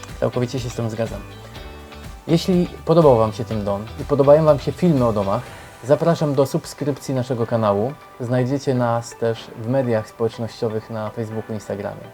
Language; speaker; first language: Polish; native; Polish